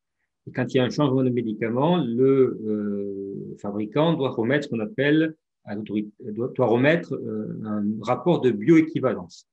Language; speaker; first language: French; native; French